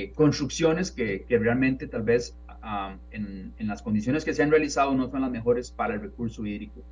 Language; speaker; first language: Spanish; native; Spanish